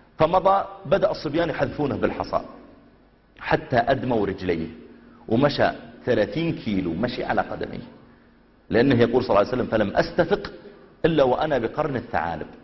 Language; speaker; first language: Arabic; native; Arabic